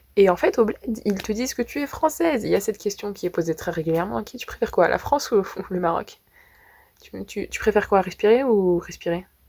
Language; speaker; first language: French; native; French